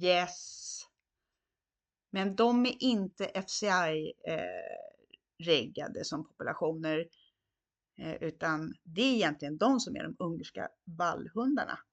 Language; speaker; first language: Swedish; non-native, fluent; Hungarian